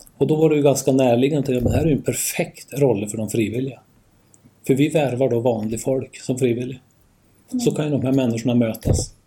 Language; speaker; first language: Swedish; native; Swedish